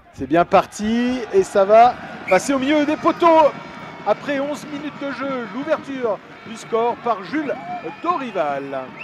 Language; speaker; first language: French; native; French